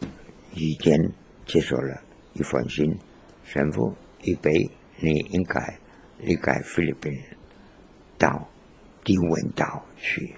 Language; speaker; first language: Chinese; non-native, learner; Spanish